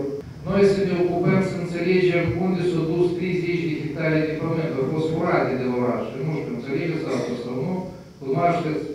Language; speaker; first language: Romanian; non-native, local second language; Russian